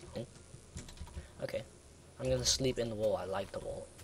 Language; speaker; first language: English; non-native, fluent; Dutch